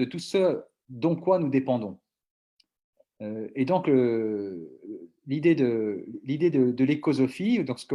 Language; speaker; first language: French; native; French